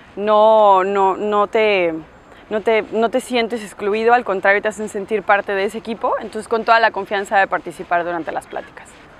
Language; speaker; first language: Spanish; native; Spanish